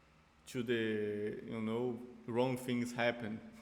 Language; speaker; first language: English; non-native, fluent; Portuguese